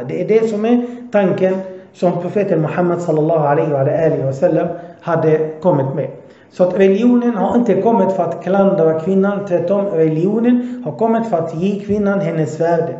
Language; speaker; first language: Swedish; early bilingual, other home language; Arabic